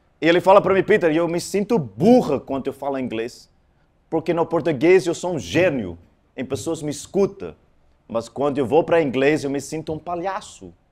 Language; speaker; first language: Portuguese; non-native, fluent; Afrikaans